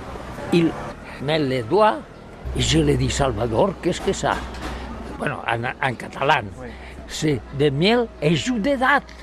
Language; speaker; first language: French; non-native, learner; Spanish